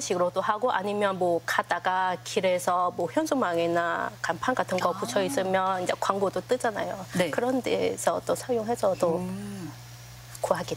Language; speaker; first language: Korean; non-native, fluent; Thai